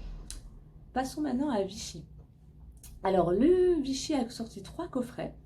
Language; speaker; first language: French; native; French